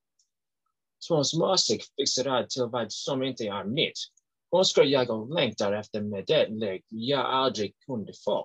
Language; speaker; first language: Swedish; non-native, learner; English